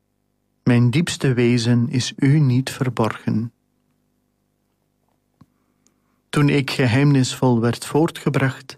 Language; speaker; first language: Dutch; native; Dutch